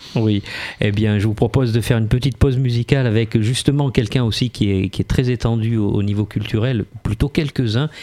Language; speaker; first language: French; native; French